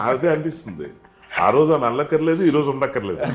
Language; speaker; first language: Telugu; native; Telugu